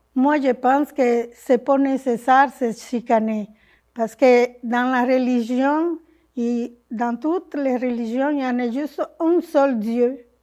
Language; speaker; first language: French; non-native, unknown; Spanish